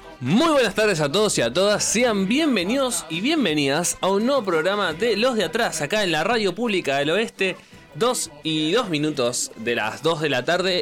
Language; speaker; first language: Spanish; native; Spanish